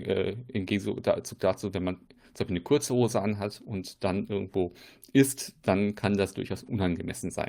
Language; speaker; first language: German; native; German